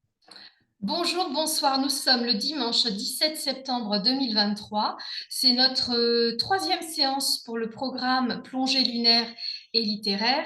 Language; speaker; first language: French; native; French